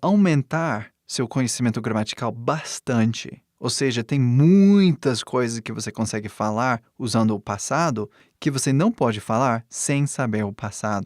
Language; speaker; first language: Portuguese; non-native, fluent; English